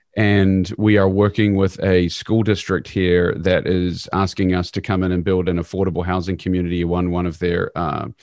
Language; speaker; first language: English; native; English